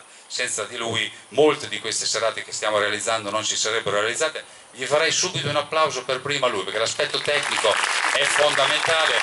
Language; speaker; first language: Italian; native; Italian